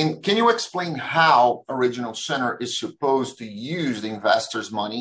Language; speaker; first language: English; non-native, fluent; Portuguese